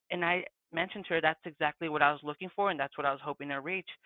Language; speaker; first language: English; early bilingual, other home language; Spanish